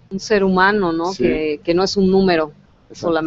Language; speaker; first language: Spanish; native; Spanish